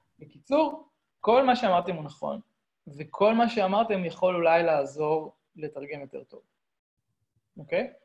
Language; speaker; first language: Hebrew; native; Hebrew